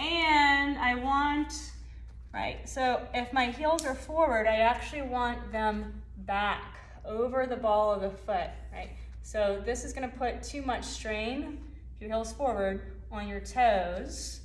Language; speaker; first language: English; native; English